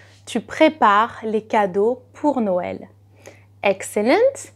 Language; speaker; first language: French; native; French